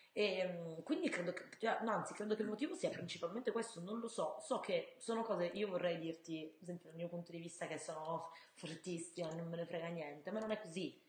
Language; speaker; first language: Italian; native; Italian